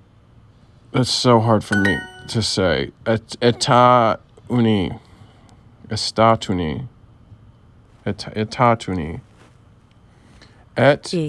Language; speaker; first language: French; non-native, learner; English